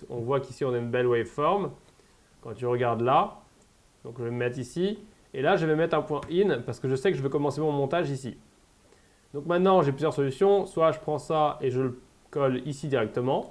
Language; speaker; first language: French; native; French